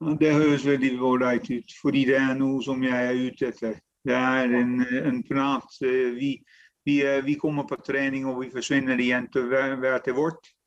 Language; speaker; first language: Norwegian; non-native, fluent; Dutch